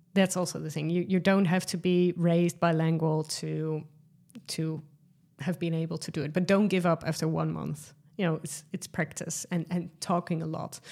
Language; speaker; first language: English; non-native, fluent; Dutch